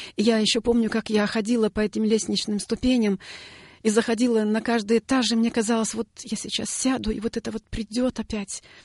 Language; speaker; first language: Russian; native; Russian